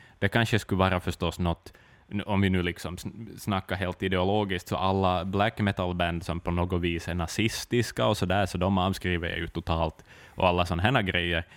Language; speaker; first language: Swedish; native; Swedish